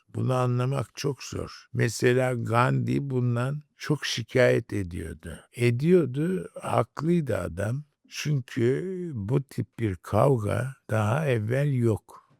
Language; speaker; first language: Turkish; native; Turkish